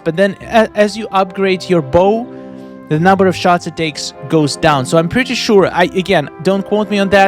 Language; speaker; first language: English; non-native, fluent; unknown